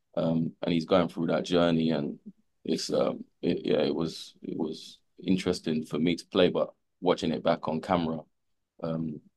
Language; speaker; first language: English; native; English